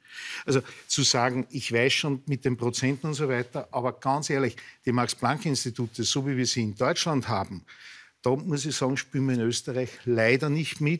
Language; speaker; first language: German; native; German